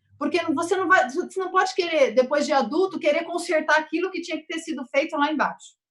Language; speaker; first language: Portuguese; native; Portuguese